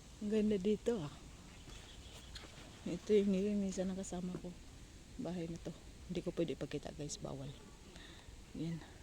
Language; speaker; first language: Filipino; non-native, local second language; Cebuano